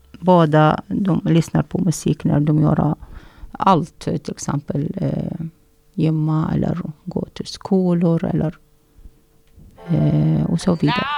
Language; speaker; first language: Swedish; non-native, learner; Arabic